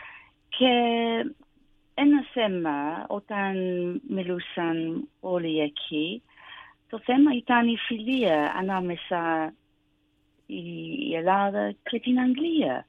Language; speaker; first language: Greek; non-native, learner; English